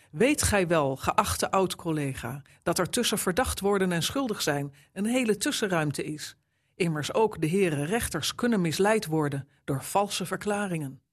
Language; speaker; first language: Dutch; native; Dutch